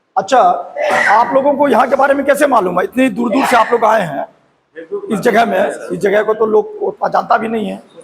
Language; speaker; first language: Hindi; native; Hindi